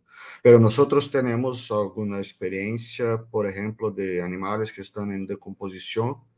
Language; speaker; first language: Spanish; non-native, fluent; Portuguese